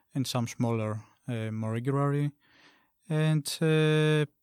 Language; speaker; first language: English; non-native, fluent; Greek